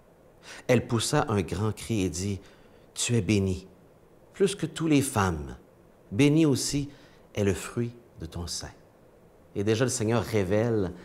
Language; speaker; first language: French; native; French